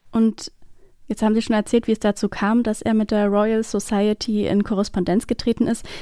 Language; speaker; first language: German; native; German